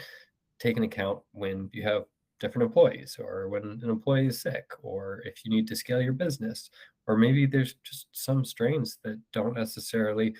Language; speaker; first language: English; native; English